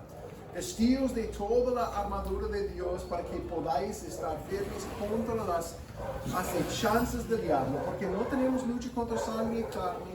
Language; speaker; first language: Spanish; non-native, fluent; English